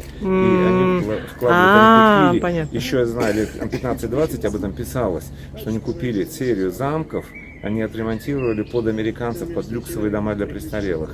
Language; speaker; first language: Russian; native; Russian